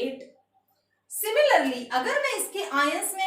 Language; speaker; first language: Hindi; native; Hindi